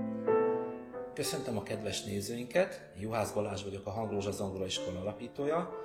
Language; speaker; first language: Hungarian; native; Hungarian